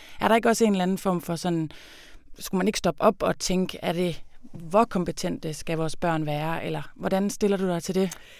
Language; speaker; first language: Danish; native; Danish